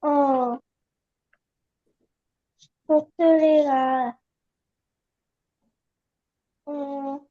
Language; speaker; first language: Korean; early bilingual, heritage; Korean